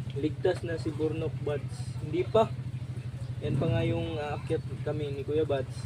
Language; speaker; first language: Filipino; non-native, local second language; Cebuano